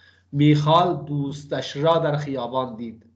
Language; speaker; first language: Persian; non-native, fluent; Urdu